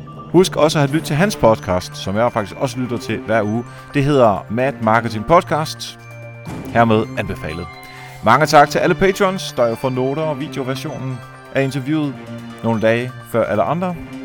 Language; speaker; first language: Danish; native; Danish